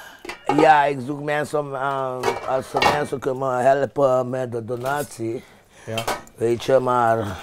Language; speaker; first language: Dutch; non-native, fluent; Papiamento